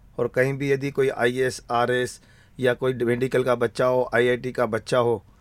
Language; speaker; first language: Hindi; native; Hindi